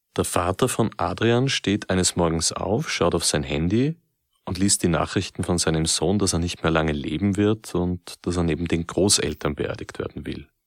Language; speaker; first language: German; native; German